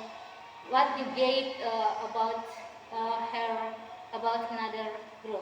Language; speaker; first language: English; non-native, learner; Indonesian